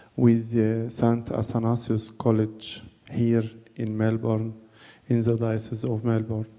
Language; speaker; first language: English; non-native, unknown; Arabic